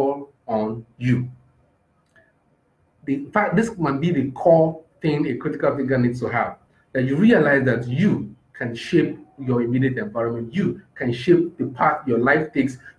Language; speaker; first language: English; non-native, local second language; Yoruba